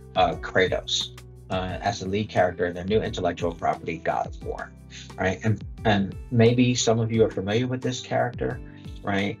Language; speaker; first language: English; native; English